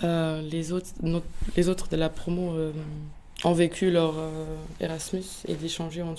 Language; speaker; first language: French; non-native, local second language; Luxembourgish